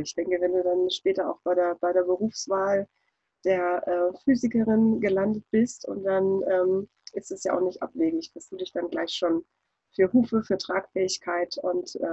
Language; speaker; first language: German; native; German